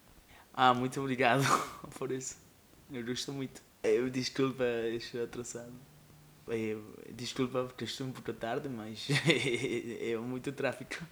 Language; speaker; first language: Portuguese; non-native, learner; Spanish